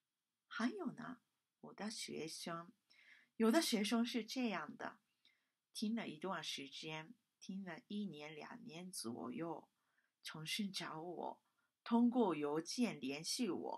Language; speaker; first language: Chinese; non-native, fluent; Japanese